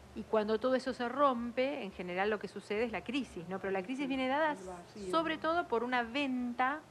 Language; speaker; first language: Spanish; native; Spanish